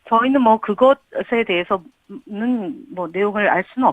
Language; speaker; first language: Korean; native; Korean